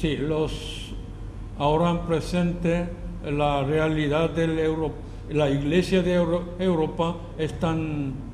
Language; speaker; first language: Spanish; non-native, fluent; Korean